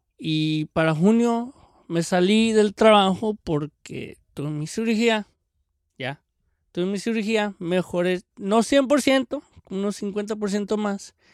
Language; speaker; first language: Spanish; early bilingual, heritage; Spanish